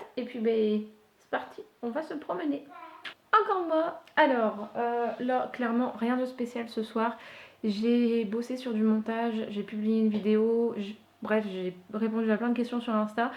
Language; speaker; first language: French; native; French